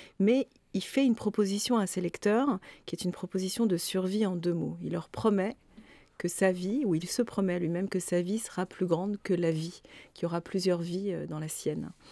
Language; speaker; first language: French; native; French